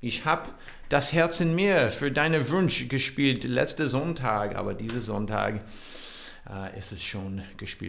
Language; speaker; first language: German; non-native, learner; English